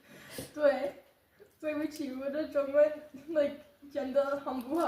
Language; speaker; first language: Chinese; non-native, learner; English